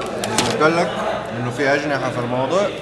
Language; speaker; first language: Arabic; native; Arabic